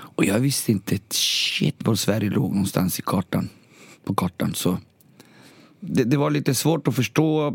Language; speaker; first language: Swedish; early bilingual, other home language; Spanish